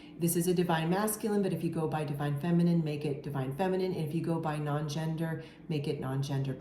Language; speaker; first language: English; native; English